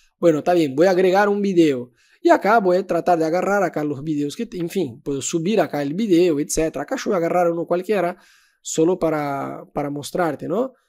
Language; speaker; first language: Spanish; non-native, fluent; Portuguese